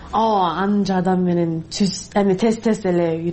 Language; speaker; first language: Kyrgyz; non-native, learner; English